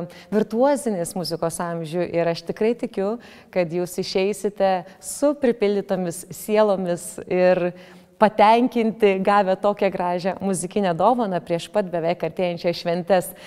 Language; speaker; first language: Lithuanian; native; Lithuanian